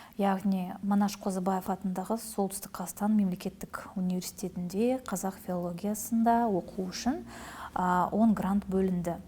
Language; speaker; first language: Kazakh; non-native, local second language; Russian